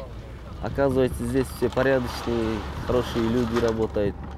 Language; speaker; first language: Russian; non-native, local second language; Kyrgyz